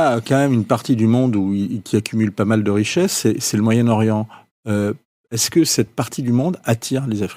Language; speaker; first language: French; native; French